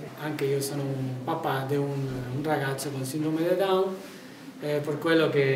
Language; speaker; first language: Italian; non-native, learner; Spanish